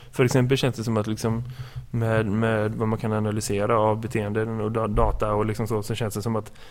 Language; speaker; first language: Swedish; native; Swedish